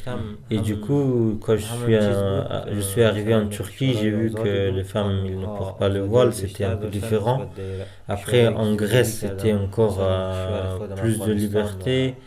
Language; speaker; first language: French; non-native, fluent; Persian